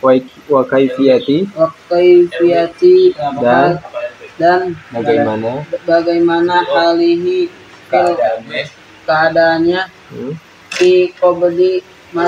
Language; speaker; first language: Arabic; non-native, fluent; Indonesian